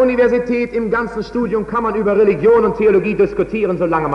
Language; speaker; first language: German; native; German